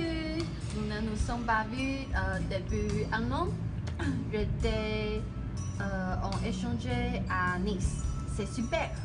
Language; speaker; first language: French; non-native, learner; Chinese